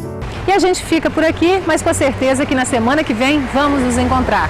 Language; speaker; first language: Portuguese; native; Portuguese